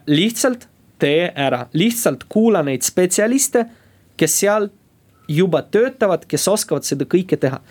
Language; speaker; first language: Estonian; non-native, local second language; Russian